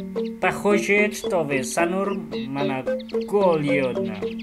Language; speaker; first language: Russian; non-native, learner; Indonesian